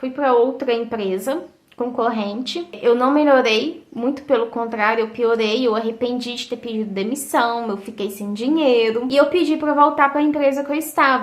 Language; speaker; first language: Portuguese; native; Portuguese